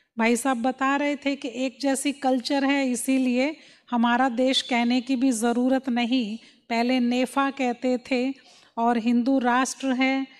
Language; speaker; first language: Hindi; native; Hindi